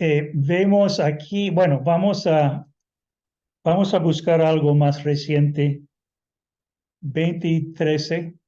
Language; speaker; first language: Spanish; non-native, fluent; English